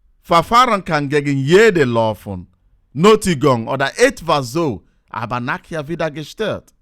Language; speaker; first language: German; non-native, learner; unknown